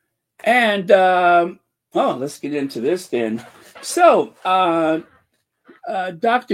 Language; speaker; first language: English; native; English